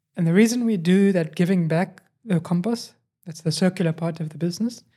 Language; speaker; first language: English; native; English